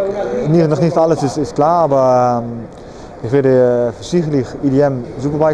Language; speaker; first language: German; non-native, learner; Dutch